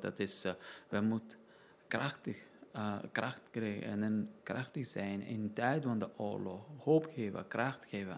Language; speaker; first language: Dutch; non-native, learner; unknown